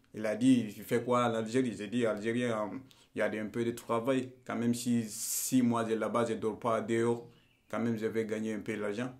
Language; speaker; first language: French; non-native, learner; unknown